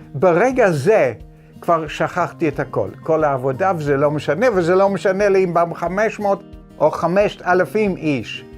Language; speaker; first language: Hebrew; non-native, fluent; English